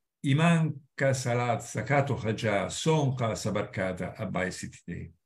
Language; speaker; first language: Somali; non-native, fluent; Italian